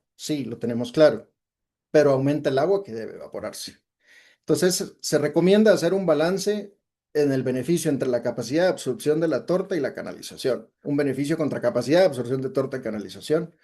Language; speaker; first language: Spanish; native; Spanish